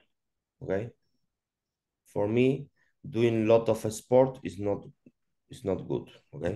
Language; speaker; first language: English; non-native, learner; Spanish